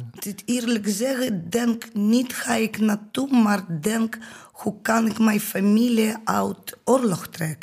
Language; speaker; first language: Dutch; non-native, learner; Ukrainian